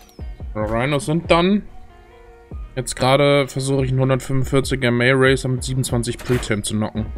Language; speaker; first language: German; native; German